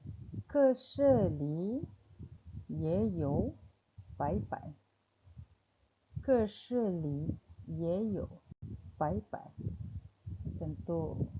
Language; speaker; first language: Chinese; non-native, fluent; Malay